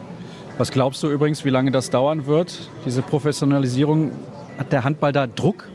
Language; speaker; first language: German; native; German